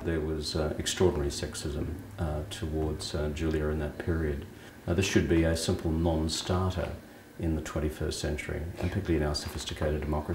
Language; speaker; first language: English; native; English